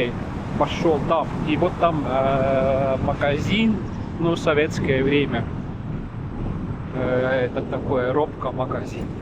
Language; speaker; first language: Russian; non-native, local second language; Estonian